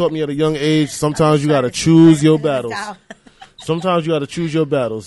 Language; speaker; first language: English; native; English